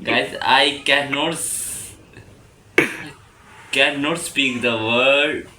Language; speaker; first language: English; non-native, learner; Urdu